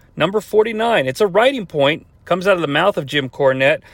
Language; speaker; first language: English; native; English